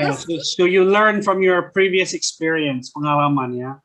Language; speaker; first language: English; non-native, fluent; Indonesian